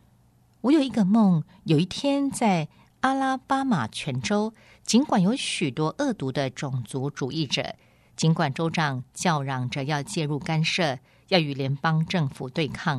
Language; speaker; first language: Chinese; native; Chinese